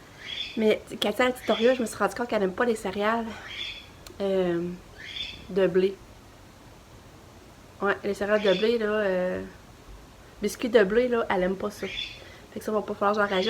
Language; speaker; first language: French; native; French